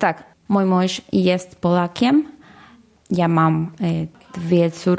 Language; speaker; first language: Polish; non-native, learner; Spanish